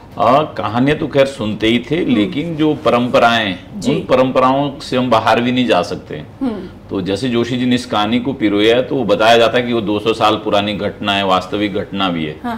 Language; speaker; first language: Hindi; native; Hindi